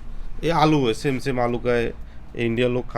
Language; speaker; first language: Hindi; non-native, learner; Bangla